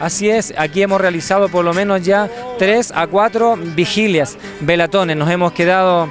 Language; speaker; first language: Spanish; native; Spanish